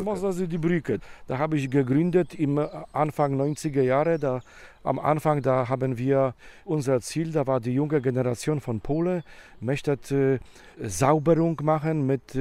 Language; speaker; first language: German; non-native, learner; Polish